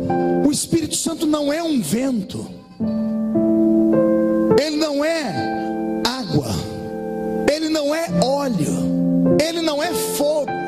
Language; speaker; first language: Portuguese; native; Portuguese